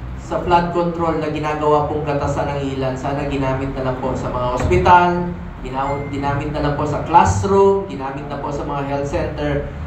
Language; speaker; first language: Filipino; native; Filipino